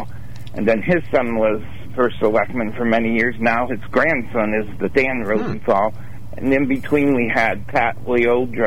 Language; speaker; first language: English; native; English